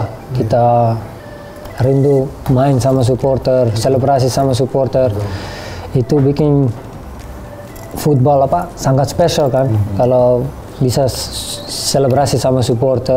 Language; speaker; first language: Indonesian; non-native, learner; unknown